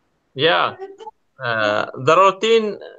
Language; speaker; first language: English; non-native, learner; Kurdish